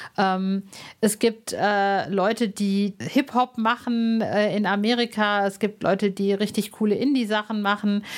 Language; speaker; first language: German; early bilingual, other home language; Arabic